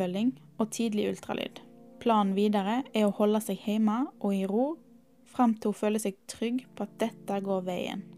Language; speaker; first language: Norwegian; native; Norwegian